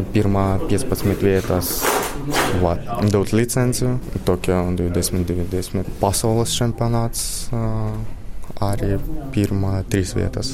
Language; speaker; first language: Latvian; non-native, learner; Ukrainian